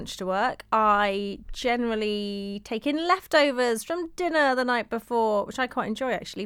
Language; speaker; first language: English; native; English